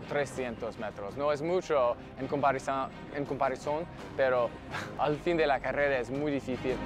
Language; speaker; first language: Spanish; non-native, learner; English